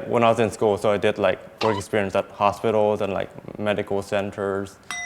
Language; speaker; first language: English; early bilingual, other home language; Thai